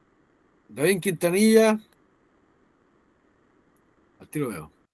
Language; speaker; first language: Spanish; native; Spanish